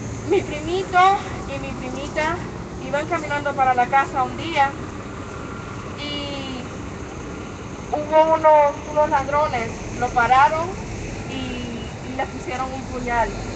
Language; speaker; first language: Spanish; native; Spanish